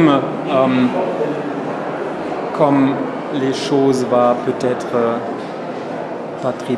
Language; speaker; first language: French; non-native, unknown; German